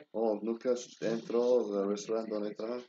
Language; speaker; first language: Spanish; early bilingual, heritage; English